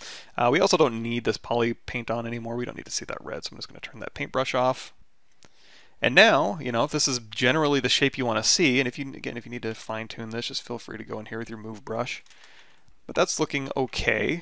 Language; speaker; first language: English; native; English